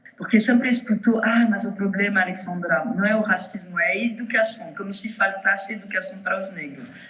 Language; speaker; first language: Portuguese; non-native, fluent; French